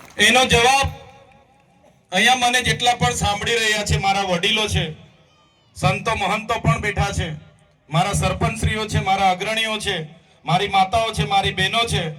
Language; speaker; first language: Gujarati; non-native, local second language; Vasavi